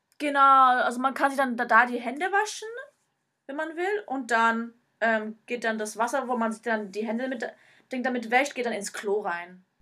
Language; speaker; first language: German; early bilingual, other home language; Turkish